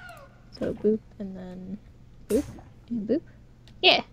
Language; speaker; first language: English; native; English